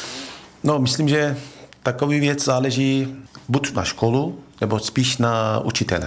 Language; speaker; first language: Czech; non-native, fluent; Turkish